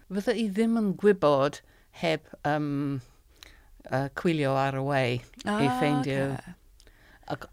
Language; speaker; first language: Welsh; non-native, local second language; English